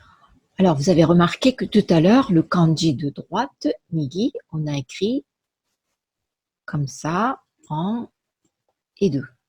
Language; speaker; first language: French; non-native, fluent; Japanese